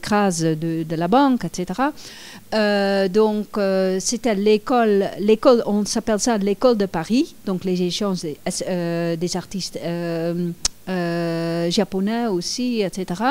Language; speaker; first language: French; non-native, fluent; Dutch